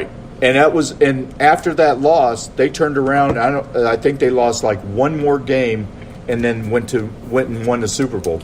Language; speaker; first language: English; native; English